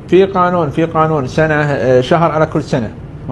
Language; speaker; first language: Arabic; native; Arabic